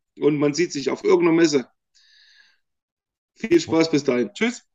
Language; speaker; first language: German; native; German